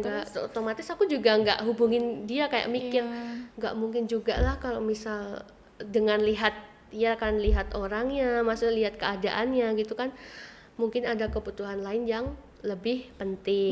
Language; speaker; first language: Indonesian; native; Indonesian